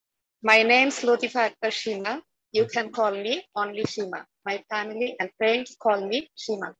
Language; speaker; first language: English; non-native, learner; Bangla